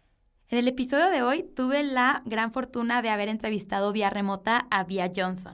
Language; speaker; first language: Spanish; native; Spanish